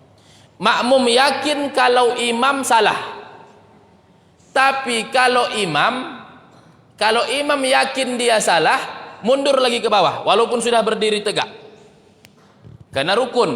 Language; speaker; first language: Indonesian; native; Indonesian